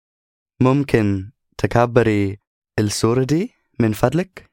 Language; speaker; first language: Arabic; non-native, learner; English